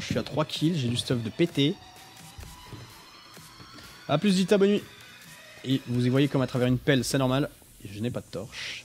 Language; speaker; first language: French; native; French